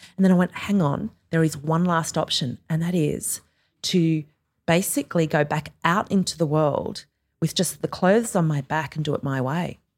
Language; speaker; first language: English; native; English